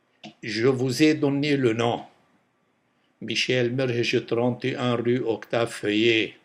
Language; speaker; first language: French; non-native, local second language; Arabic